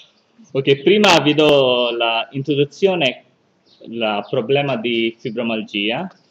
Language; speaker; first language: Italian; non-native, learner; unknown